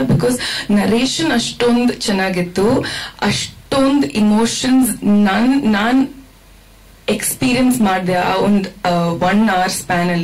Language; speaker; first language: Kannada; non-native, fluent; Malayalam